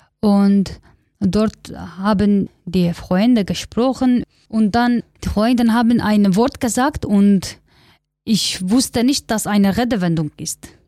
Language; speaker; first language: German; non-native, learner; Kurdish